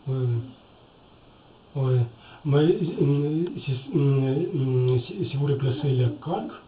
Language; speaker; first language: French; non-native, learner; Russian